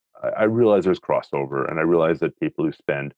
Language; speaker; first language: English; native; English